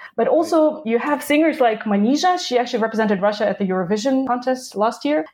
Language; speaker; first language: English; non-native, fluent; Russian